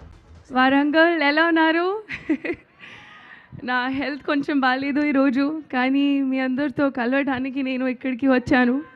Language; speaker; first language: Telugu; non-native, learner; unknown